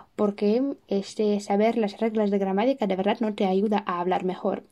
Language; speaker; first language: Spanish; non-native, fluent; Russian